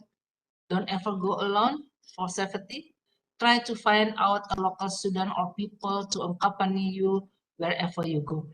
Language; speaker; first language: English; non-native, fluent; Indonesian